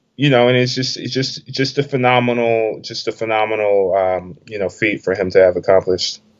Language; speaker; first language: English; native; English